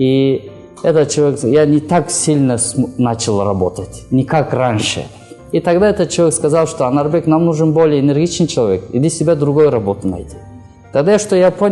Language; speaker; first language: Russian; non-native, learner; Kyrgyz